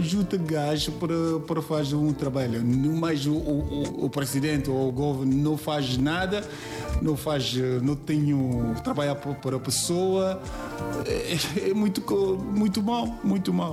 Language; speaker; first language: Portuguese; non-native, learner; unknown